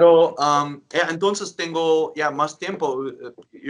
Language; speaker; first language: Spanish; non-native, learner; Dutch